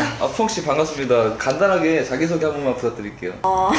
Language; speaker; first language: Korean; native; Korean